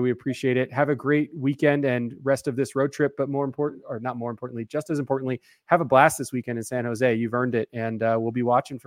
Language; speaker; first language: English; native; English